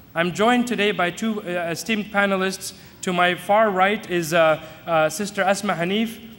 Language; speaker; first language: English; native; English